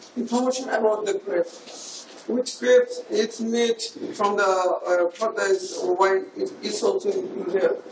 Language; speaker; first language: English; non-native, learner; Bangla